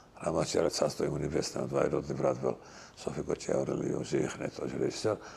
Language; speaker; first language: Russian; non-native, local second language; Georgian